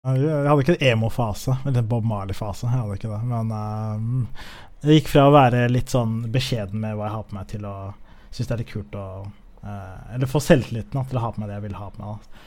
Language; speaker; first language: Norwegian; early bilingual, other home language; Somali